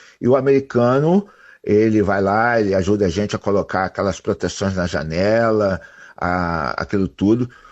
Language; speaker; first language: Portuguese; native; Portuguese